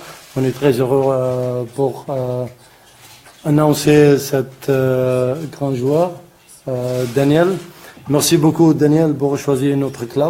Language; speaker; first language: French; non-native, learner; Arabic